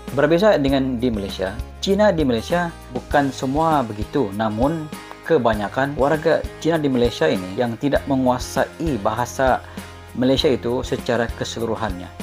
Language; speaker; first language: Malay; native; Malay